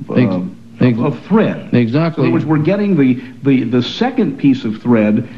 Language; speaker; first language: English; native; English